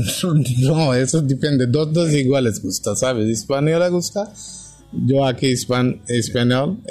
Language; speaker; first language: Spanish; non-native, learner; Bangla